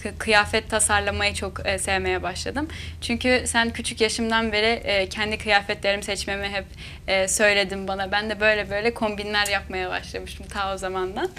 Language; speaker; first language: Turkish; native; Turkish